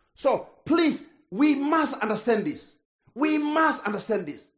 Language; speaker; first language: English; non-native, fluent; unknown